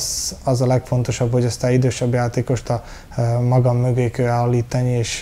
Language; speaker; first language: Hungarian; early bilingual, heritage; Hungarian